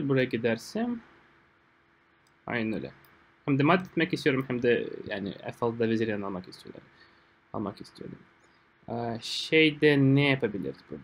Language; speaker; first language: Turkish; non-native, fluent; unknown